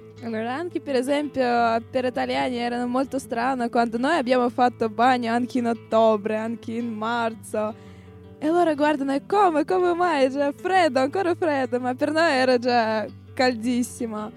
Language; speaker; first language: Italian; non-native, learner; Russian